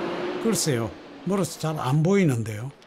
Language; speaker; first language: Korean; native; Korean